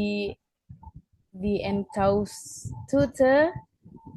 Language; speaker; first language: German; non-native, learner; Indonesian